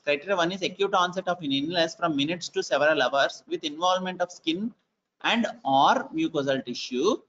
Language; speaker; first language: English; non-native, local second language; Telugu